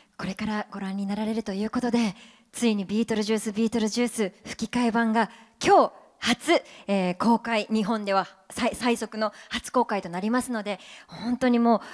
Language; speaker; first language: Japanese; native; Japanese